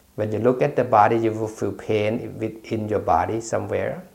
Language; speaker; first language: English; non-native, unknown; Thai